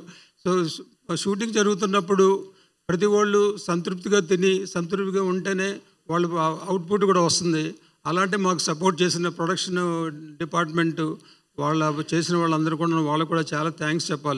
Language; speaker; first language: Telugu; native; Telugu